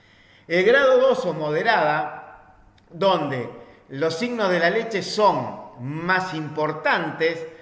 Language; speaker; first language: Spanish; native; Spanish